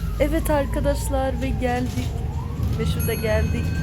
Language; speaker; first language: Turkish; early bilingual, other home language; Arabic